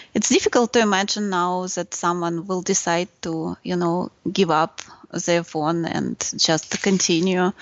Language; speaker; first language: English; non-native, fluent; Russian